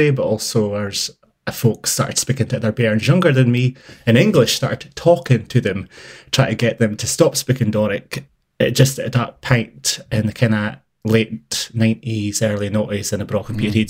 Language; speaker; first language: English; native; English